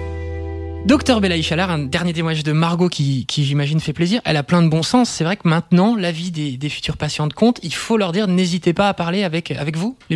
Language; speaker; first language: French; native; French